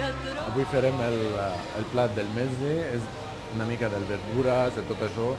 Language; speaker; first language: Catalan; non-native, learner; Arabic